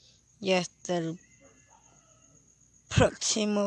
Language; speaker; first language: Spanish; native; Spanish